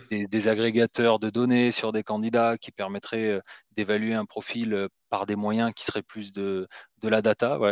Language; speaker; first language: French; native; French